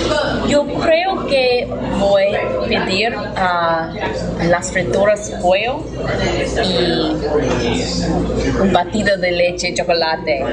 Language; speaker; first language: Spanish; non-native, learner; English